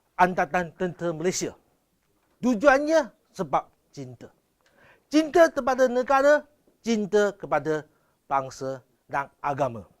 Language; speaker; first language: Malay; non-native, local second language; Chinese